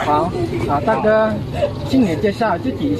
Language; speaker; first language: Chinese; non-native, learner; Lao